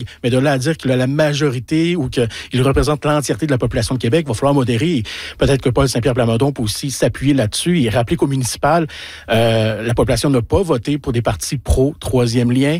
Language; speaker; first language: French; native; French